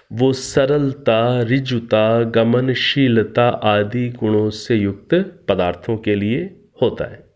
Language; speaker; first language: Hindi; native; Hindi